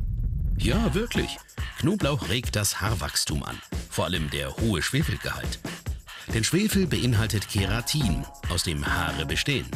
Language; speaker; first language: German; native; German